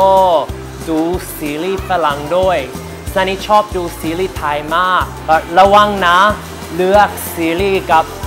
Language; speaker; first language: Thai; non-native, learner; English